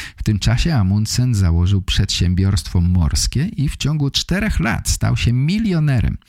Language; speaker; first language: Polish; native; Polish